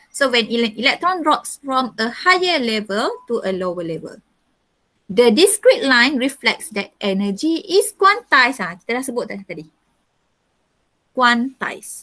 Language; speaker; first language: English; non-native, local second language; Malay